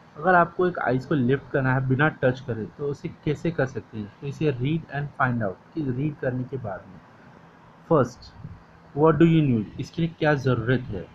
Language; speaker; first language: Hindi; non-native, local second language; Marathi